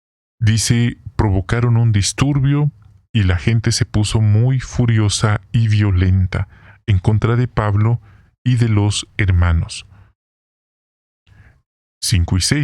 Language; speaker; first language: Spanish; native; Spanish